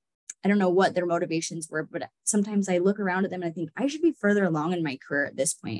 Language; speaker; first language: English; native; English